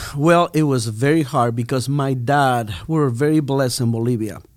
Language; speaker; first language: English; non-native, fluent; Spanish